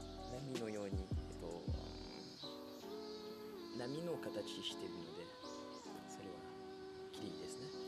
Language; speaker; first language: Japanese; non-native, fluent; French